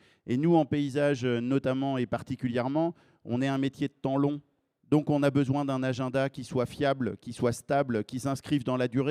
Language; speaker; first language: French; native; French